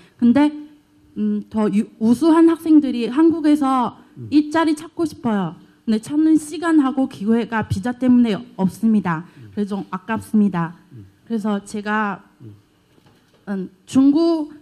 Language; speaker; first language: Korean; non-native, learner; Chinese